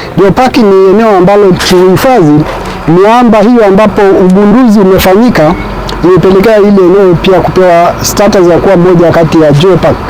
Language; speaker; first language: Swahili; non-native, local second language; Masai